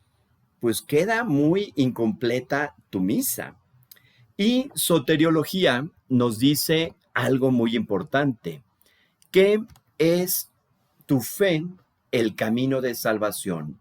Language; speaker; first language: Spanish; native; Spanish